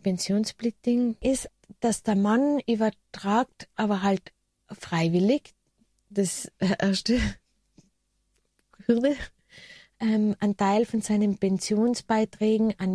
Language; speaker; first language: German; native; German